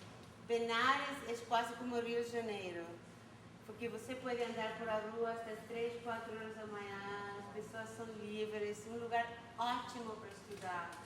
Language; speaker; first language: Portuguese; non-native, fluent; Spanish